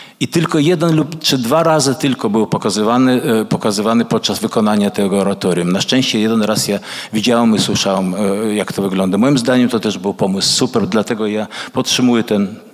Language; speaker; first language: Polish; early bilingual, other home language; Russian